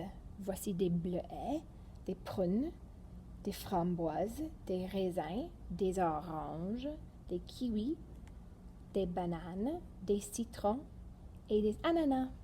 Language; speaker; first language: French; non-native, fluent; English